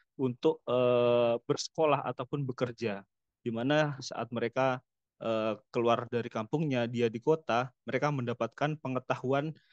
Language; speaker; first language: Indonesian; non-native, local second language; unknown